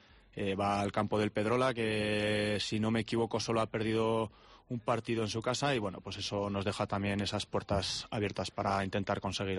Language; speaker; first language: Spanish; native; Spanish